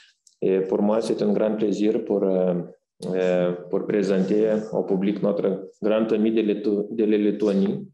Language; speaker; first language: French; non-native, fluent; Lithuanian